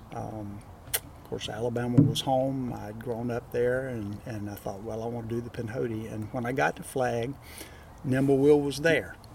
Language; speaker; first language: English; native; English